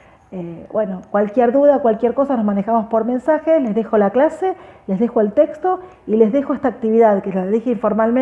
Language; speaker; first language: Spanish; native; Spanish